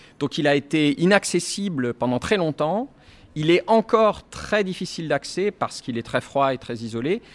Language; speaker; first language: French; native; French